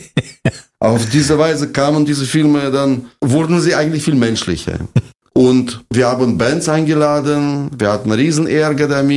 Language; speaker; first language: German; non-native, fluent; Russian